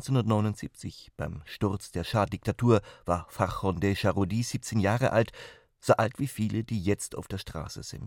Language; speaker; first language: German; native; German